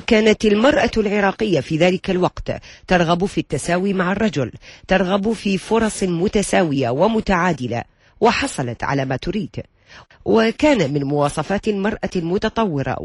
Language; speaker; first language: Arabic; native; Arabic